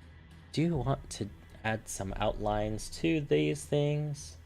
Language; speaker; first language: English; native; English